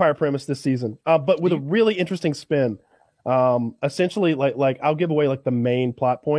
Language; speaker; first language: English; native; English